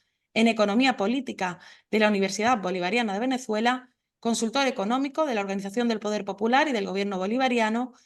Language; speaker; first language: Spanish; native; Spanish